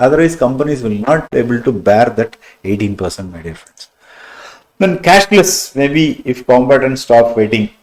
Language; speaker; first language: English; non-native, local second language; Tamil